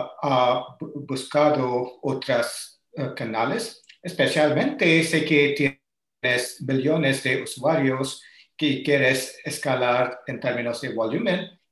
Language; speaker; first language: Spanish; non-native, learner; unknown